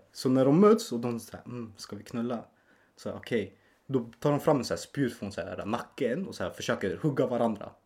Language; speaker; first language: Swedish; early bilingual, other home language; Spanish